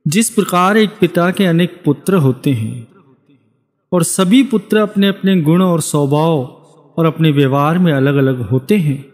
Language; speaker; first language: Hindi; native; Hindi